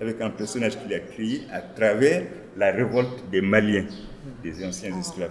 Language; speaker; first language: French; non-native, local second language; Wolof